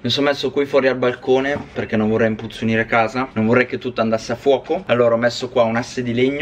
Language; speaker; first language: Italian; native; Italian